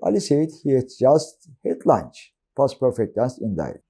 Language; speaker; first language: English; non-native, fluent; Turkish